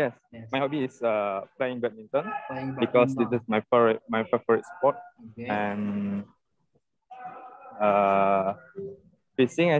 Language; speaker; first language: English; non-native, learner; Indonesian